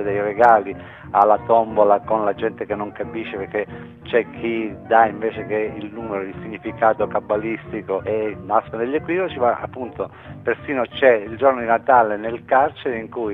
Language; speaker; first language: Italian; native; Italian